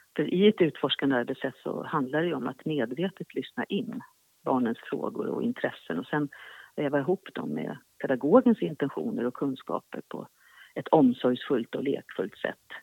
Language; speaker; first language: Swedish; native; Swedish